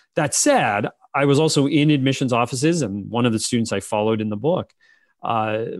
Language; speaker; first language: English; native; English